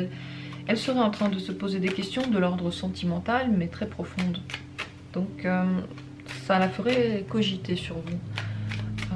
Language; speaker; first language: French; native; French